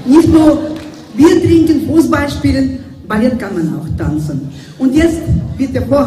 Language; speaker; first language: German; non-native, learner; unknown